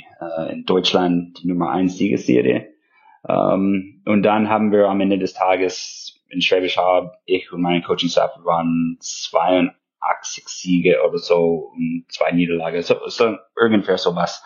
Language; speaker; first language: German; non-native, fluent; English